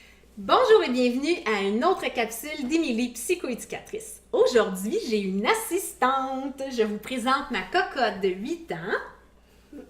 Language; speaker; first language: French; native; French